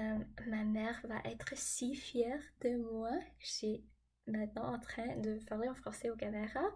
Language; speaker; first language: French; non-native, fluent; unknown